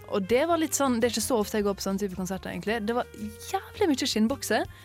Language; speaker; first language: Norwegian; native; Norwegian